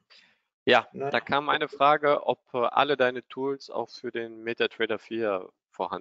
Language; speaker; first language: German; native; German